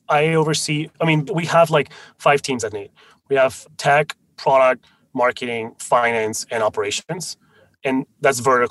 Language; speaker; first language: English; non-native, fluent; Spanish